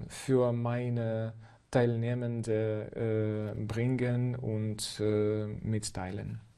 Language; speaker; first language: German; non-native, fluent; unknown